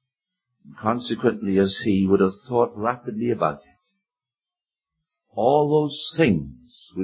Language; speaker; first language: English; native; English